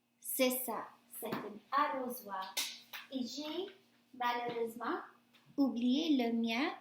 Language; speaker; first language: French; non-native, fluent; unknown